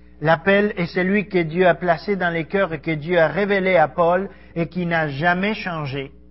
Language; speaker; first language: French; non-native, fluent; Spanish